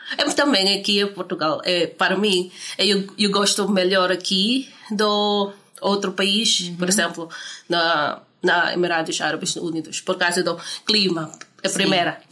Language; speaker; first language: Portuguese; non-native, learner; Filipino